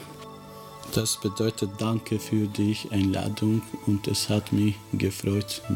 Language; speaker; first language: German; non-native, fluent; Albanian